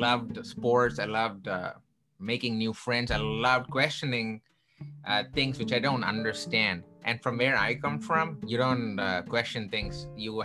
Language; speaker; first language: English; non-native, local second language; Tamil